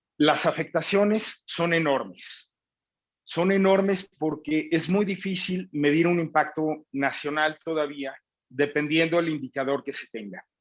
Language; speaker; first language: Spanish; native; Spanish